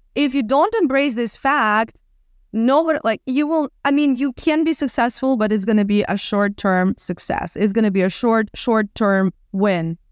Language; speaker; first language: English; non-native, fluent; Russian